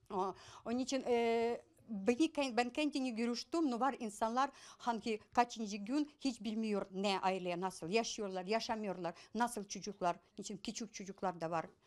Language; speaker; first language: Turkish; non-native, learner; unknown